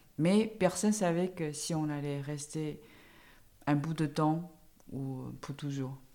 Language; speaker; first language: French; non-native, fluent; Chinese